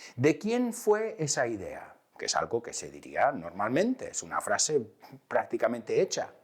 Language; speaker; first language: Spanish; non-native, fluent; English